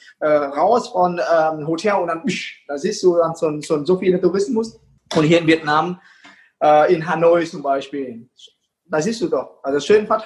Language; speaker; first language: German; non-native, fluent; Vietnamese